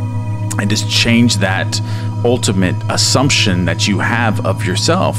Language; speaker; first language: English; native; English